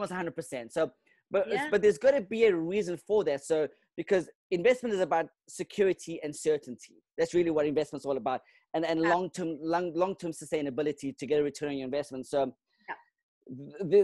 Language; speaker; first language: English; non-native, local second language; Kabuverdianu